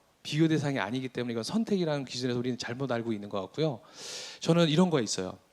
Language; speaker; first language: Korean; native; Korean